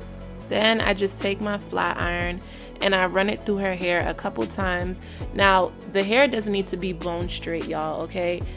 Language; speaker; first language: English; native; English